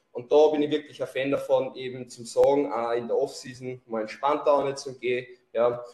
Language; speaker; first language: German; native; German